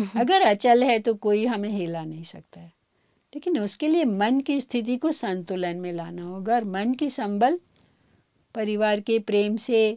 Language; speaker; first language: Hindi; native; Hindi